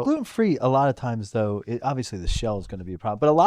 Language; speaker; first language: English; native; English